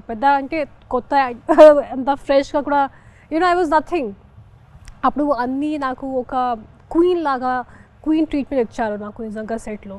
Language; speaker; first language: Telugu; non-native, fluent; Hindi